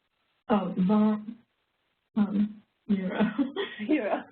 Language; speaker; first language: French; non-native, learner; English